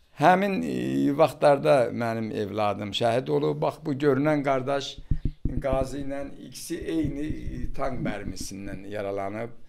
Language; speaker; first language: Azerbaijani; native; Azerbaijani